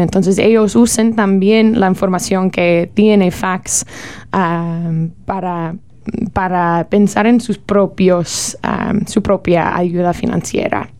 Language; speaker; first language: Spanish; non-native, learner; English